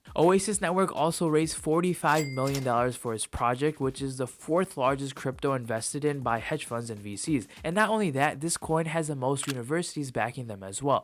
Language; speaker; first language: English; native; English